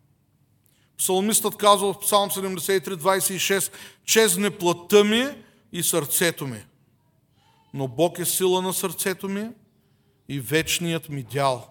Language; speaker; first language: Bulgarian; native; Bulgarian